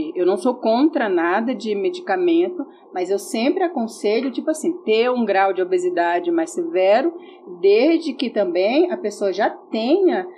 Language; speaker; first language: Portuguese; native; Portuguese